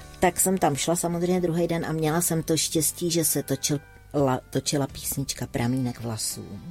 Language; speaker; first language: Czech; native; Czech